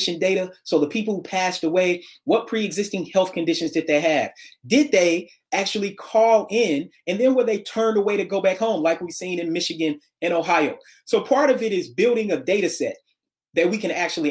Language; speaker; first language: English; native; English